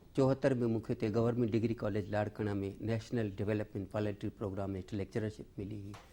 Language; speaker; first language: Sindhi; native; Sindhi